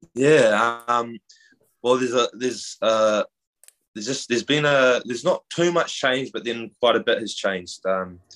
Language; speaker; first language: English; native; English